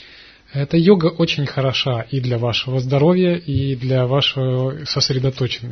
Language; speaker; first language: Russian; native; Russian